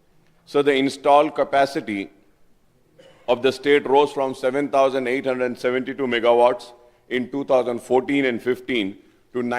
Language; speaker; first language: English; non-native, local second language; Urdu